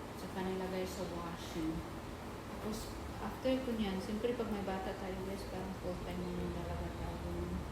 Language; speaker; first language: Filipino; non-native, local second language; Cebuano